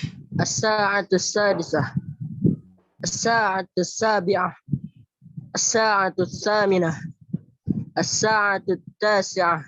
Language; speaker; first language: Arabic; non-native, learner; Indonesian